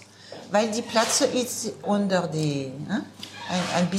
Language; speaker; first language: German; non-native, learner; French